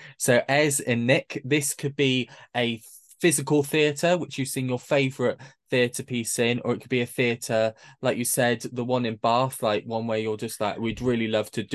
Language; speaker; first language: English; native; English